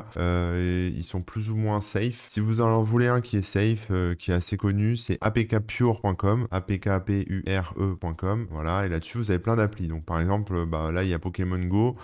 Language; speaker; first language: French; native; French